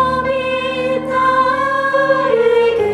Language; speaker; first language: Korean; native; Korean